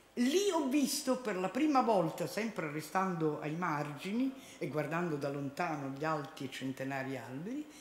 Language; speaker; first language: Italian; native; Italian